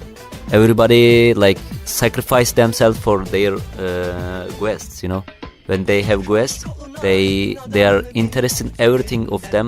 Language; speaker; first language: English; non-native, learner; Turkish